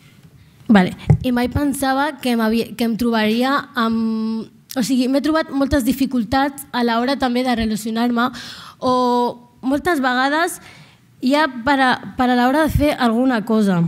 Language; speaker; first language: Catalan; non-native, local second language; Arabic